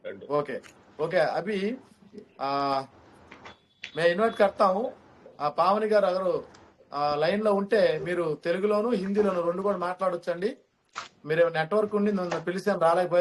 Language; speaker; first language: Telugu; native; Telugu